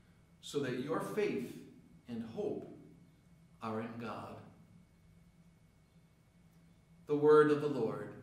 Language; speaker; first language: English; native; English